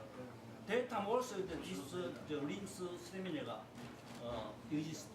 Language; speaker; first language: English; non-native, learner; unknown